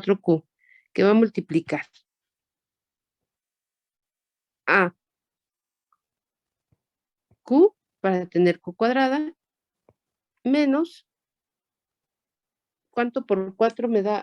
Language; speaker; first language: Spanish; native; Spanish